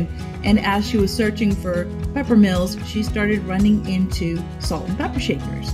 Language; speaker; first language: English; non-native, fluent; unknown